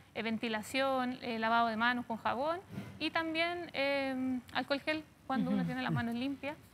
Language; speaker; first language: Spanish; native; Spanish